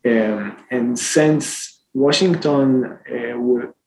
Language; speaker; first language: English; non-native, fluent; Hebrew